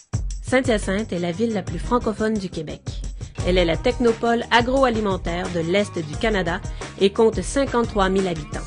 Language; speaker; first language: French; native; French